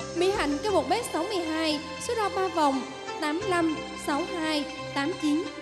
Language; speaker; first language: Vietnamese; native; Vietnamese